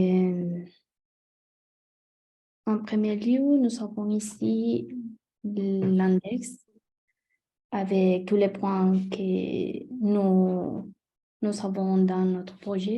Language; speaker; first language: French; non-native, learner; Spanish